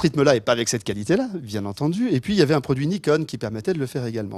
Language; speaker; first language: French; native; French